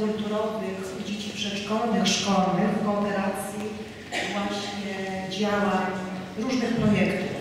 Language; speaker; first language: Polish; native; Polish